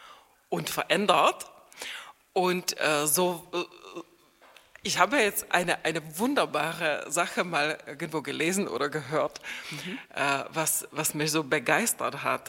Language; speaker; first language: German; non-native, fluent; Czech